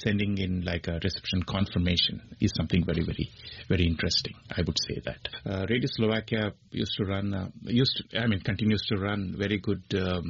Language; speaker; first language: English; non-native, local second language; Kannada